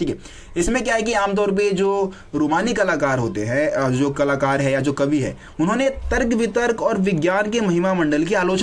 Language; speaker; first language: Hindi; native; Hindi